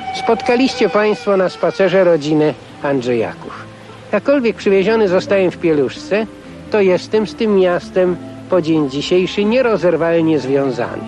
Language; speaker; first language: Polish; native; Polish